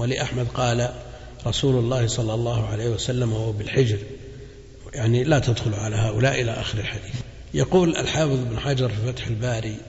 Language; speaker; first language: Arabic; native; Arabic